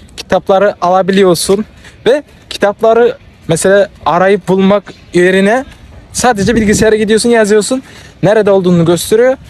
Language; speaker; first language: Turkish; non-native, fluent; Kyrgyz